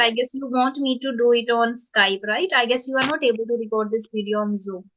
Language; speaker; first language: English; non-native, local second language; Hindi